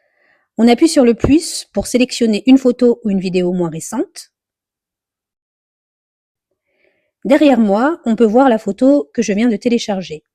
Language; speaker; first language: French; native; French